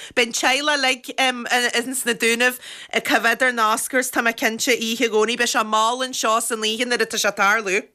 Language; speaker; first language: Irish; native; Irish